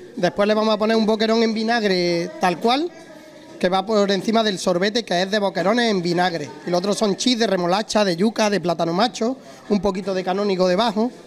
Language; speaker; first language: Spanish; native; Spanish